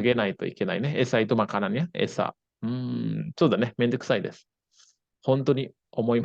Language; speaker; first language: Japanese; non-native, fluent; Indonesian